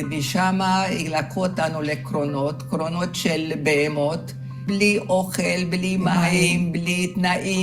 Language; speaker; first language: Hebrew; early bilingual, other home language; Hungarian